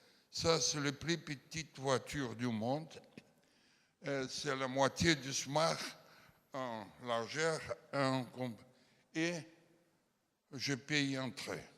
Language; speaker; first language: French; non-native, fluent; Portuguese